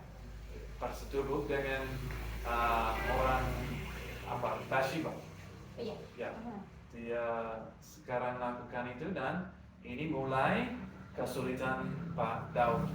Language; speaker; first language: Indonesian; non-native, learner; English